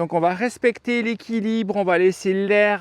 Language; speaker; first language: French; native; French